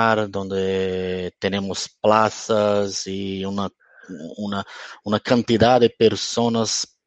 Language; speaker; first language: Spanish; non-native, fluent; Portuguese